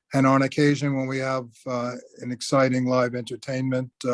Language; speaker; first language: English; native; English